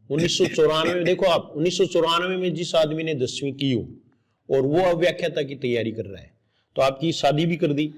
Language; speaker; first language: Hindi; native; Hindi